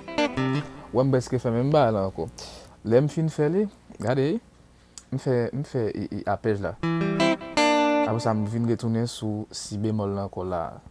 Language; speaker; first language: French; non-native, learner; Haitian Creole